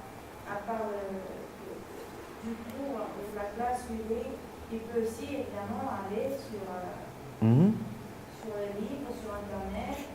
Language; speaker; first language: French; non-native, fluent; Spanish